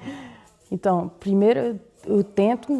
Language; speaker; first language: Portuguese; non-native, fluent; French